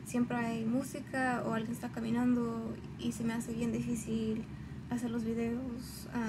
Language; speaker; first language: Spanish; early bilingual, heritage; Spanish